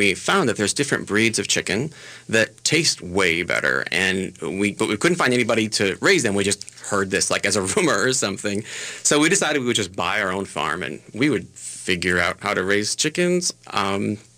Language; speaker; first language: English; native; English